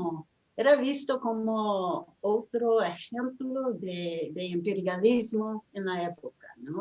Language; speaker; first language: Spanish; non-native, fluent; English